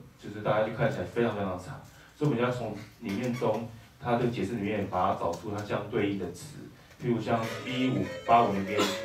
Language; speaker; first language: Chinese; native; Chinese